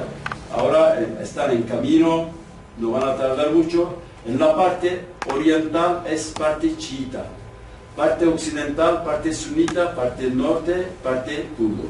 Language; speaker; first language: Spanish; non-native, fluent; Kurdish